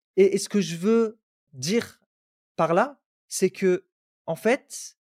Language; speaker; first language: French; non-native, local second language; Arabic